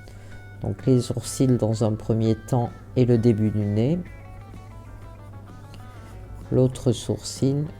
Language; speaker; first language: French; native; French